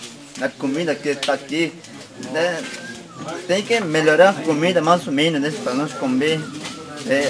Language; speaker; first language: Portuguese; non-native, local second language; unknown